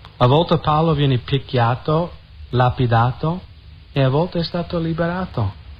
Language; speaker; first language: Italian; non-native, fluent; English